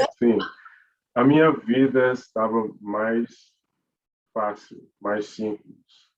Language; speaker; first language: Portuguese; non-native, learner; English